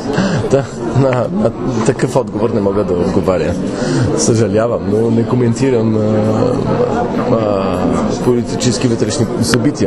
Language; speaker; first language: Bulgarian; non-native, fluent; French